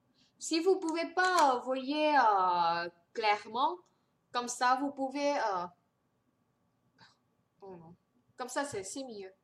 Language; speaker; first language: French; non-native, fluent; Thai